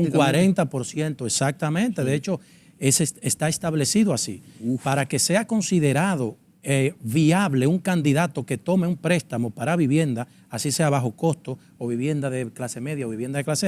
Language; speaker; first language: Spanish; native; Spanish